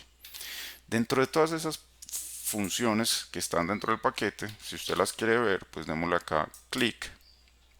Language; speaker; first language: Spanish; native; Spanish